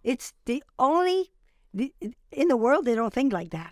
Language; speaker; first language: English; non-native, fluent; French